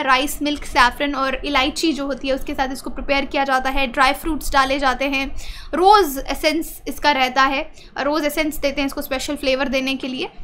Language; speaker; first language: Hindi; native; Hindi